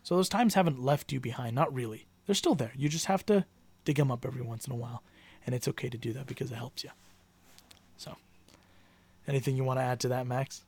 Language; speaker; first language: English; early bilingual, other home language; Spanish